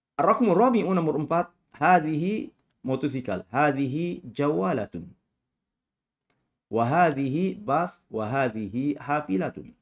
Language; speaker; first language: Arabic; non-native, fluent; Malay